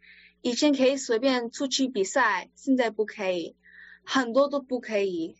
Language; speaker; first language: Chinese; early bilingual, other home language; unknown